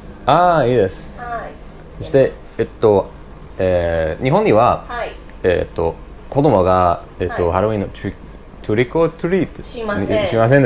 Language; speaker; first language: Japanese; non-native, learner; English